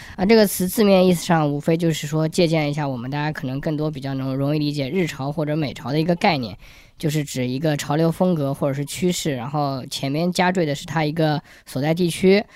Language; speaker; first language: Chinese; native; Chinese